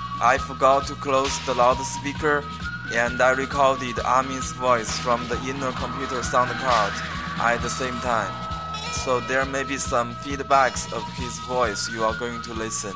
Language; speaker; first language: English; non-native, fluent; Chinese